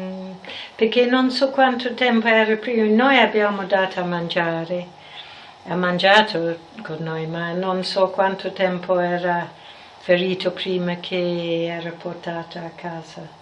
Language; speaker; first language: Italian; non-native, fluent; English